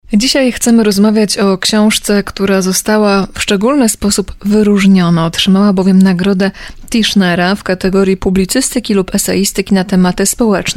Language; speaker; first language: Polish; native; Polish